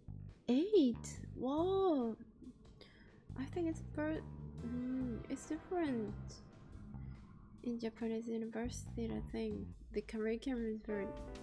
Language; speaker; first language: English; non-native, learner; Japanese